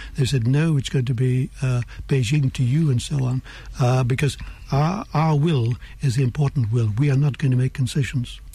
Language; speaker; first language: English; native; English